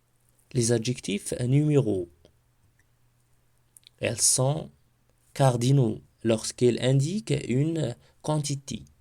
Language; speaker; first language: French; non-native, local second language; Arabic